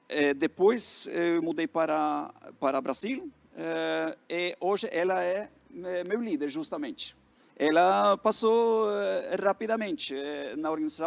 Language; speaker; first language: Portuguese; non-native, fluent; Norwegian